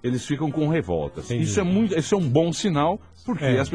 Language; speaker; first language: Portuguese; native; Portuguese